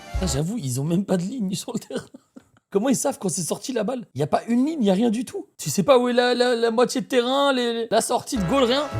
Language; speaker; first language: French; native; French